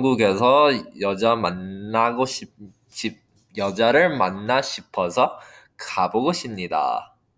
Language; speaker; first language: Korean; non-native, learner; English